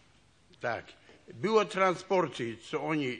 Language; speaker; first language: Polish; non-native, local second language; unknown